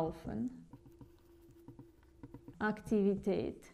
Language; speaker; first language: German; non-native, fluent; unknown